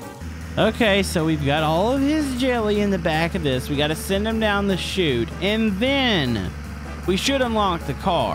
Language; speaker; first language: English; native; English